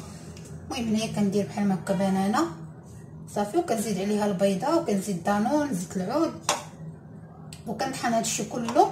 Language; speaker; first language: Arabic; native; Arabic